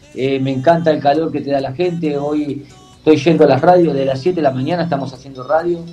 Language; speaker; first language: Spanish; native; Spanish